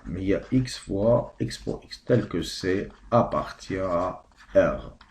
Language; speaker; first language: French; non-native, local second language; Arabic